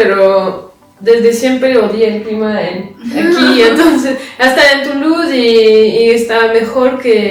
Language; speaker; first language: Spanish; non-native, fluent; French